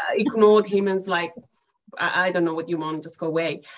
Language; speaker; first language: English; non-native, fluent; Greek